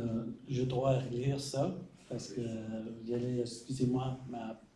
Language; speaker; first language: French; non-native, learner; English